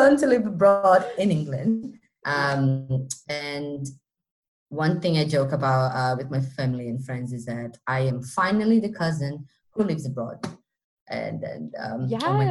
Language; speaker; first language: English; non-native, fluent; Portuguese